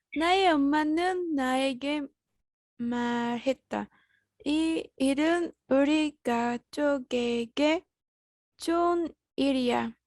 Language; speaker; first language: Korean; non-native, learner; Spanish